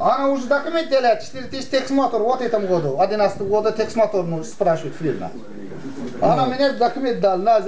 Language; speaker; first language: Russian; non-native, learner; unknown